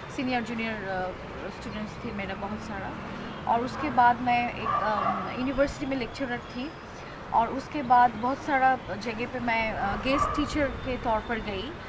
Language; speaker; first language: Hindi; non-native, learner; Bangla